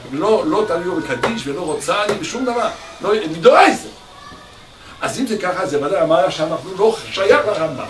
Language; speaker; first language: Hebrew; non-native, fluent; French